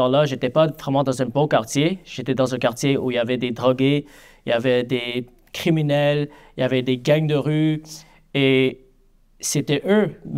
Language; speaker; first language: French; native; French